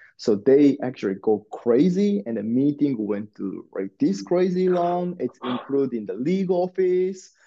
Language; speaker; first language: English; non-native, learner; Japanese